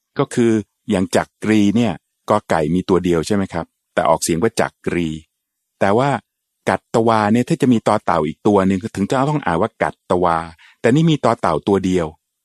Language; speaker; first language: Thai; native; Thai